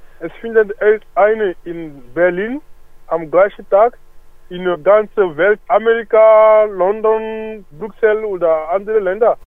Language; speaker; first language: German; non-native, learner; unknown